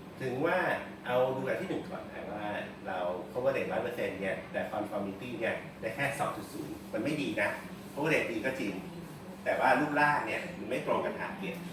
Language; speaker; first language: Thai; native; Thai